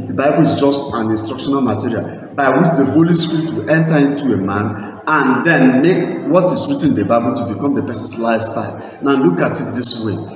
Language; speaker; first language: English; non-native, local second language; Igbo